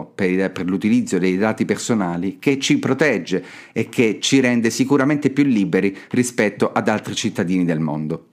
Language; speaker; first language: Italian; native; Italian